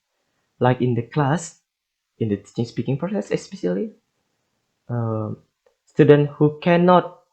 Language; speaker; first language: English; non-native, learner; Indonesian